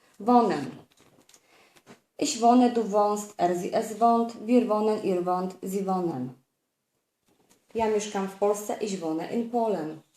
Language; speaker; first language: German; non-native, fluent; Polish